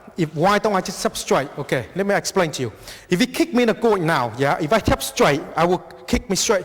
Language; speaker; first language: English; non-native, fluent; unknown